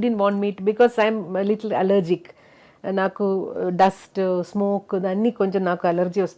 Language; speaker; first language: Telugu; non-native, local second language; Malayalam